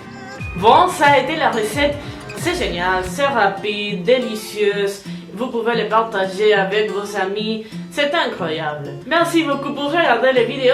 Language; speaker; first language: French; non-native, fluent; Spanish